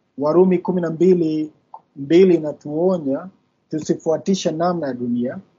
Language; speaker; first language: Swahili; non-native, local second language; Kikuyu